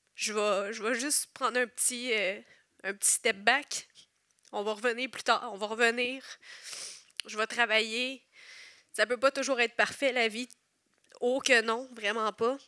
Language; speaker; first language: French; native; French